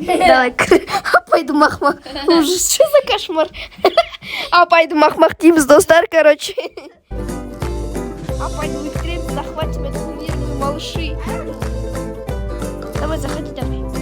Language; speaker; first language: Russian; non-native, local second language; Kazakh